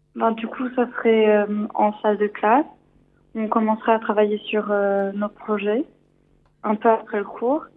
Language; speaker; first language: French; native; French